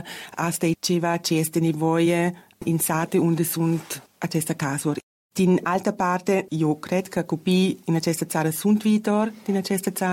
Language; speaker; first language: Romanian; non-native, learner; German